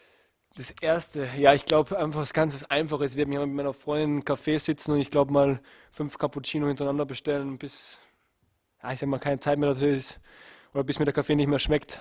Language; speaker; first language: German; native; German